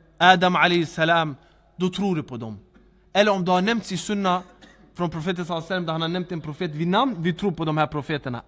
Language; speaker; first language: Swedish; early bilingual, other home language; Arabic